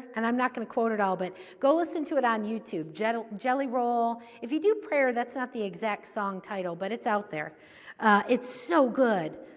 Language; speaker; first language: English; native; English